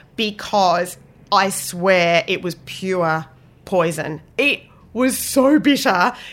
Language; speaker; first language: English; native; English